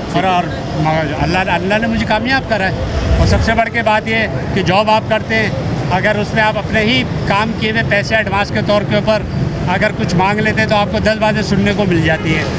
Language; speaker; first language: Urdu; native; Urdu